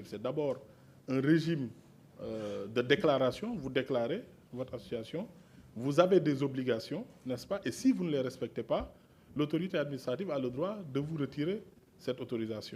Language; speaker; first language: French; non-native, local second language; Wolof